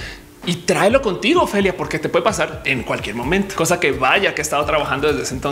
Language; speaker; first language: Spanish; native; Spanish